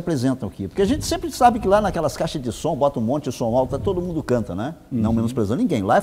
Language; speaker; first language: Portuguese; native; Portuguese